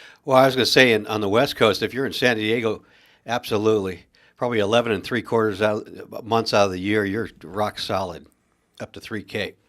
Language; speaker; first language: English; native; English